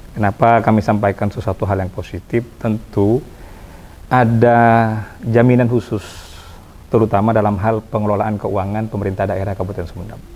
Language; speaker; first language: Indonesian; non-native, local second language; Madurese